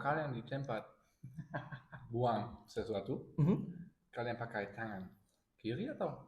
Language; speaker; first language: Indonesian; non-native, learner; German